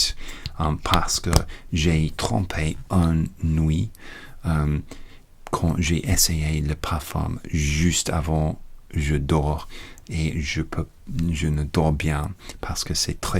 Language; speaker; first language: French; non-native, learner; English